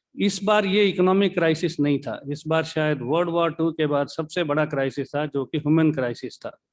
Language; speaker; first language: Hindi; native; Hindi